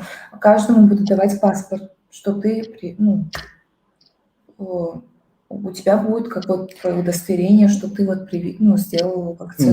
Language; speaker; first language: Russian; native; Russian